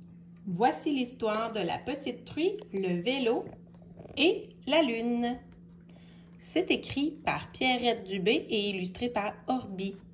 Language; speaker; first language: French; native; French